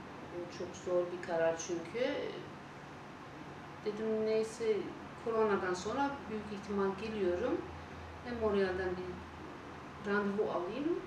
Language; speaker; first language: Turkish; non-native, fluent; German